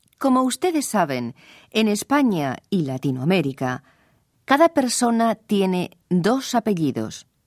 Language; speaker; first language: Spanish; native; Spanish